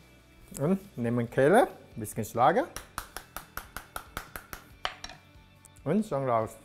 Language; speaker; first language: German; non-native, learner; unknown